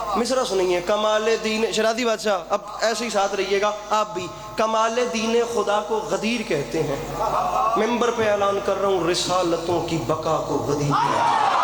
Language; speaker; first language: Urdu; non-native, local second language; Punjabi